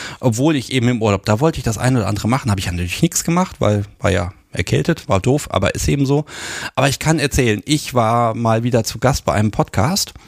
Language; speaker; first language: German; native; German